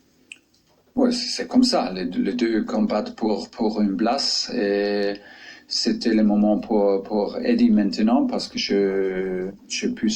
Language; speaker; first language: French; non-native, fluent; German